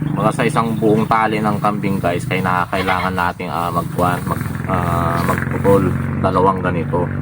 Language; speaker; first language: Filipino; non-native, local second language; Iloko